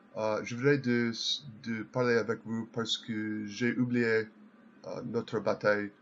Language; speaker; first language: French; non-native, learner; English